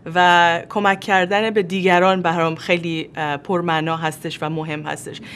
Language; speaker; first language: Persian; native; Persian